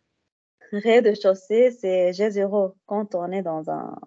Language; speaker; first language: French; non-native, learner; Arabic